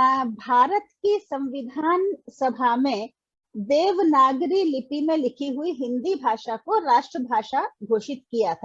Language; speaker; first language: Hindi; native; Hindi